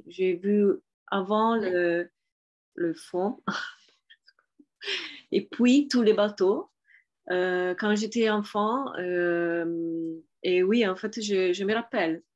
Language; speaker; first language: French; non-native, fluent; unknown